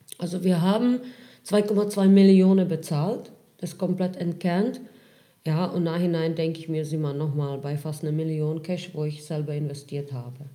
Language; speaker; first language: German; non-native, fluent; Czech